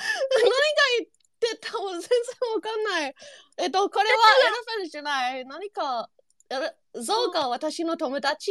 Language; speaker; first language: Japanese; non-native, learner; English